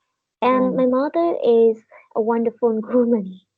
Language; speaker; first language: English; non-native, learner; Vietnamese